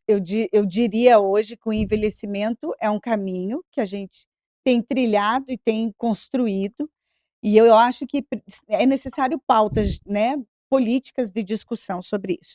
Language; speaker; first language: Portuguese; native; Portuguese